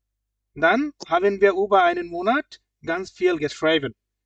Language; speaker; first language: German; non-native, fluent; Bangla